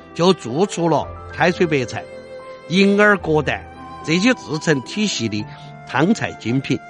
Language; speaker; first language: Chinese; native; Chinese